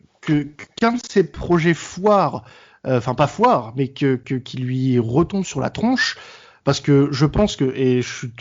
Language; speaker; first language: French; native; French